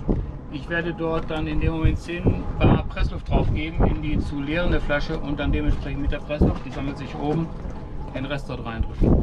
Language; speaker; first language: German; native; German